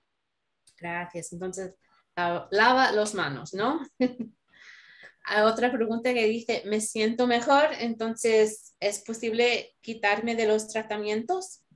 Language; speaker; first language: Spanish; non-native, learner; English